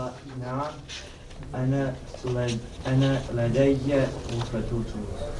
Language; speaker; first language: Arabic; non-native, learner; Bosnian